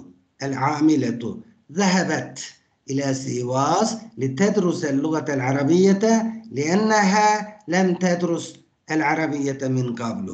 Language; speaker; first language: Arabic; non-native, fluent; Turkish